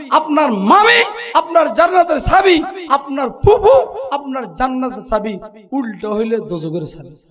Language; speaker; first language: Bangla; native; Bangla